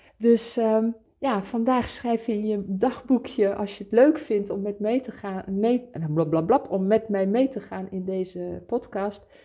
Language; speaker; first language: Dutch; early bilingual, heritage; Dutch